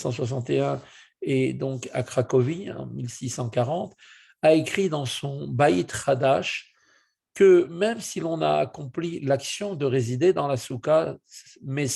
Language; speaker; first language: French; native; French